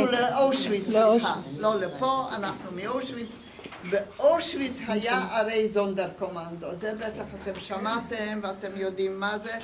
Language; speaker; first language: Hebrew; non-native, fluent; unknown